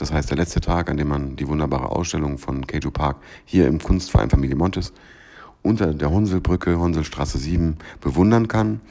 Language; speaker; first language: German; native; German